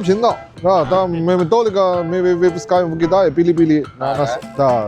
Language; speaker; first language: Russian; non-native, learner; Chinese